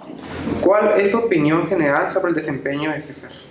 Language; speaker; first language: Spanish; native; Spanish